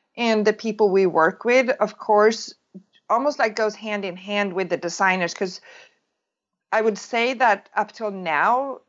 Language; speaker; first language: English; non-native, fluent; Swedish